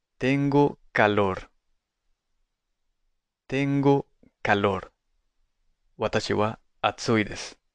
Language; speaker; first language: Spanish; non-native, fluent; Japanese